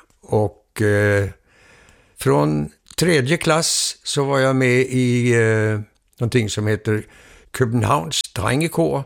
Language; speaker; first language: Swedish; early bilingual, heritage; Swedish